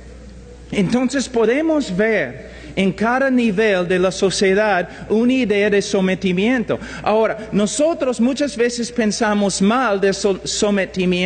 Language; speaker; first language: Spanish; non-native, fluent; English